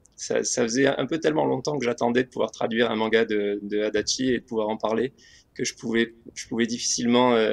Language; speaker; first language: French; native; French